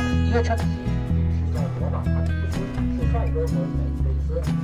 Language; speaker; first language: Chinese; native; Chinese